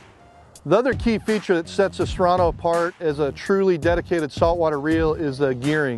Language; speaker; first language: English; native; English